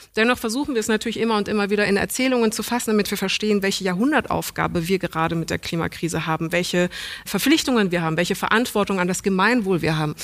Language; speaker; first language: German; early bilingual, other home language; English